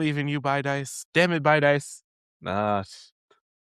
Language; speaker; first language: English; native; English